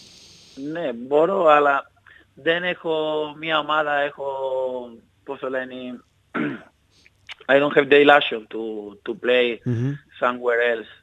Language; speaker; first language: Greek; non-native, learner; Spanish